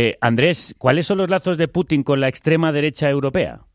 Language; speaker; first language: Spanish; native; Spanish